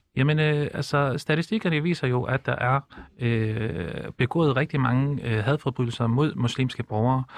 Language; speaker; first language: Danish; early bilingual, other home language; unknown